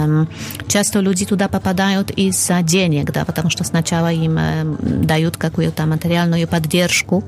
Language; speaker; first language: Russian; non-native, fluent; Polish